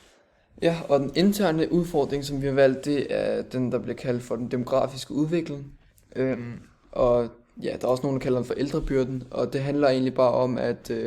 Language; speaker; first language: Danish; native; Danish